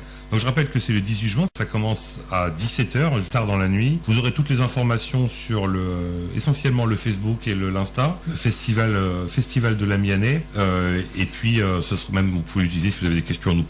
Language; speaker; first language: French; native; French